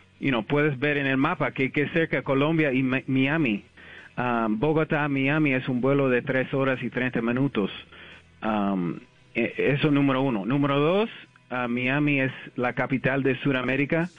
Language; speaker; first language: Spanish; early bilingual, heritage; English